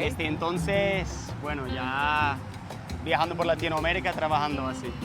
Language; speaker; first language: Spanish; non-native, fluent; English